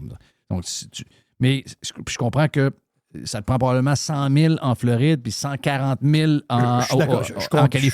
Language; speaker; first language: French; native; French